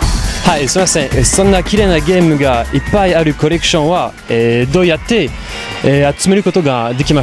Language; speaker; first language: Japanese; non-native, learner; French